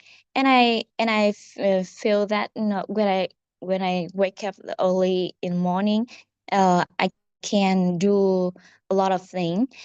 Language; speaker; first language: English; non-native, learner; Vietnamese